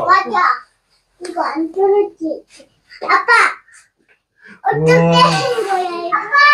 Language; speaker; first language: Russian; early bilingual, heritage; Russian